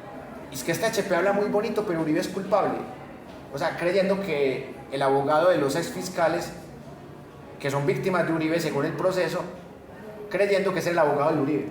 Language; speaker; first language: Spanish; native; Spanish